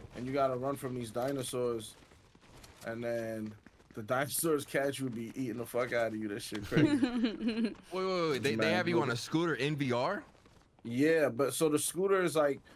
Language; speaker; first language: English; native; English